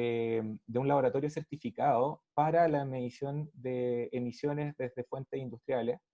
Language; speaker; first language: Spanish; native; Spanish